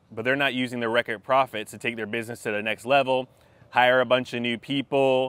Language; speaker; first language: English; native; English